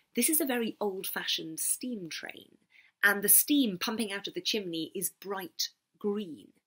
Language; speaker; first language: English; native; English